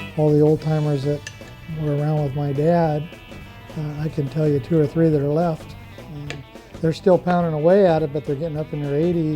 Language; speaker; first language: English; native; English